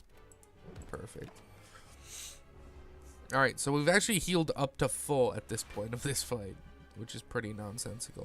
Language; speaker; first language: English; native; English